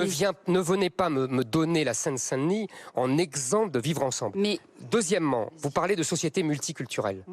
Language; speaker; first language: French; native; French